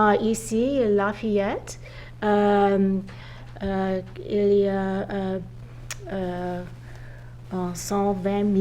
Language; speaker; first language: French; non-native, learner; English